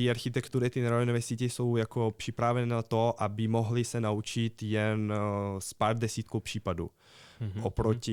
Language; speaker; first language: Czech; non-native, fluent; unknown